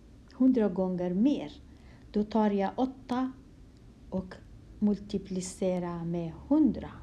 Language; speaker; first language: Swedish; non-native, fluent; Kurdish